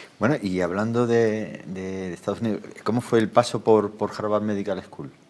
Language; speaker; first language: Spanish; native; Spanish